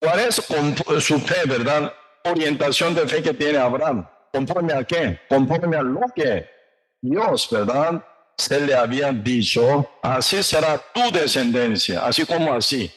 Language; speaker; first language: Spanish; non-native, learner; Korean